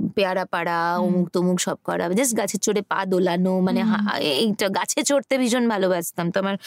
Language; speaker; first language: Bangla; native; Bangla